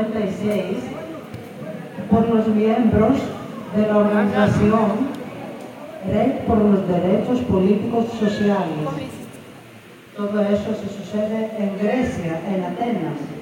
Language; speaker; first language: Spanish; non-native, fluent; Greek